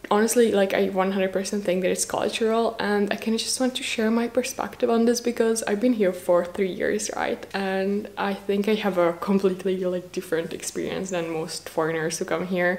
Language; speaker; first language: English; non-native, fluent; Hungarian